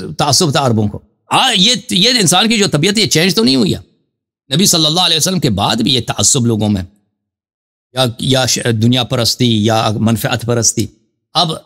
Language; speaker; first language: Urdu; non-native, fluent; Persian